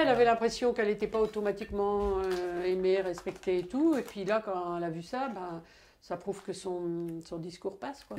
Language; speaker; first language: French; native; French